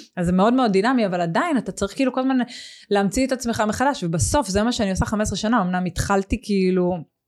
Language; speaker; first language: Hebrew; native; Hebrew